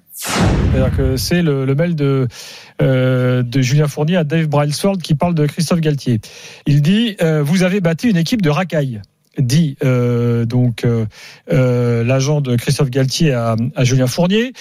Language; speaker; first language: French; native; French